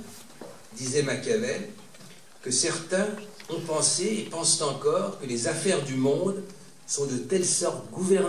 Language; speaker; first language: French; native; French